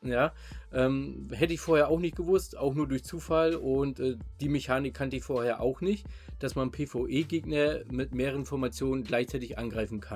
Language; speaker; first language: German; native; German